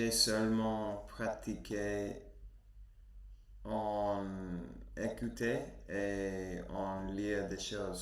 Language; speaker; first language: French; non-native, learner; Spanish